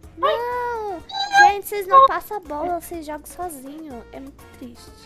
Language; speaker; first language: Portuguese; native; Portuguese